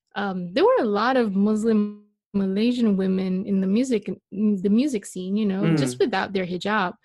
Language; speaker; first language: English; non-native, local second language; Malay